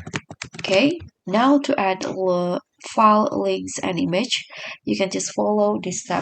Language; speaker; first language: English; non-native, fluent; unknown